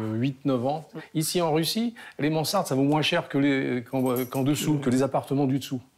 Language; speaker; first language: French; native; French